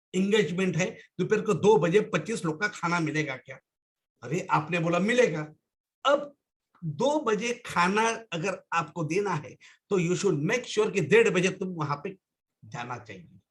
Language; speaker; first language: Hindi; non-native, local second language; Marathi